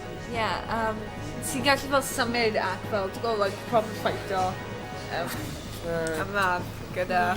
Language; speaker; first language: Welsh; non-native, local second language; English